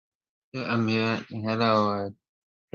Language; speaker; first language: English; non-native, learner; Vietnamese